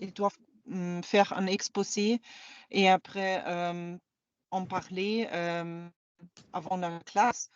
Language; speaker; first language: French; non-native, fluent; German